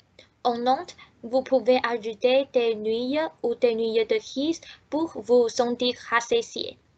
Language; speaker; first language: French; non-native, learner; Chinese